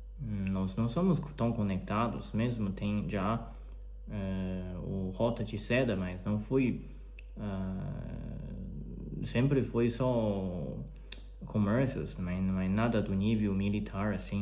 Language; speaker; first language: Portuguese; non-native, learner; Chinese